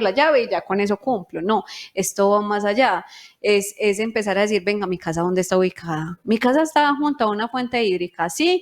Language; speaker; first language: Spanish; native; Spanish